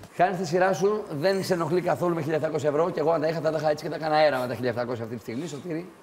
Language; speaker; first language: Greek; native; Greek